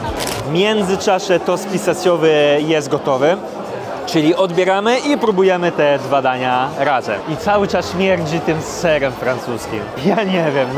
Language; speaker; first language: Polish; non-native, fluent; Italian